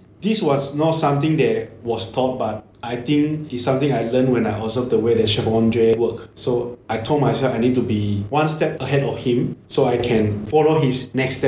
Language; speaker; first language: English; non-native, local second language; Chinese